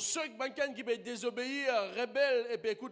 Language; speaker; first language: French; non-native, local second language; Morisyen